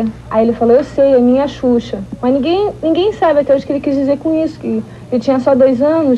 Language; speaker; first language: Portuguese; native; Portuguese